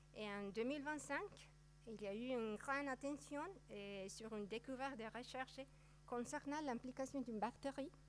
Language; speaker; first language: French; non-native, fluent; Spanish